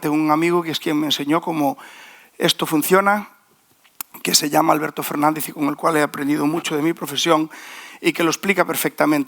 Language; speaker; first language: Spanish; native; Spanish